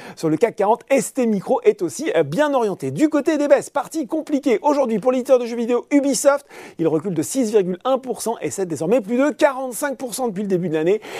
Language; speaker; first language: French; native; French